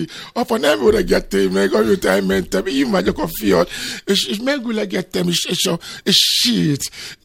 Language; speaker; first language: Hungarian; non-native, learner; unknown